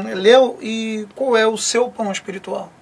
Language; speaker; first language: Portuguese; native; Portuguese